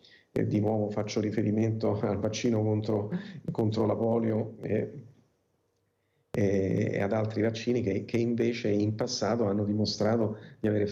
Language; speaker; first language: Italian; native; Italian